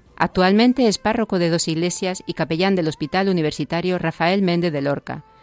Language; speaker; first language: Spanish; native; Spanish